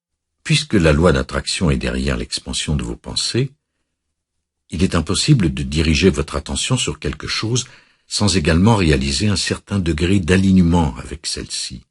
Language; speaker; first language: French; native; French